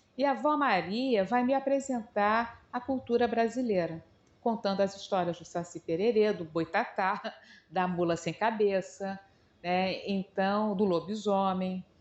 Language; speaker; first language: Portuguese; native; Portuguese